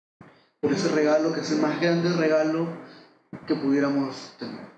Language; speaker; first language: Spanish; native; Spanish